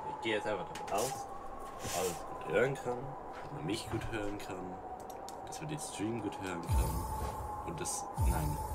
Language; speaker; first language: German; native; German